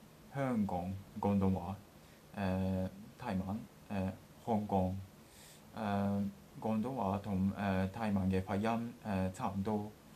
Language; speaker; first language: Cantonese; non-native, learner; Japanese